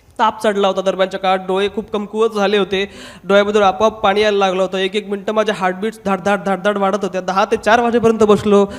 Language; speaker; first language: Marathi; non-native, local second language; Hindi